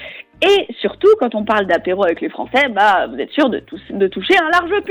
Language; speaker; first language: French; native; French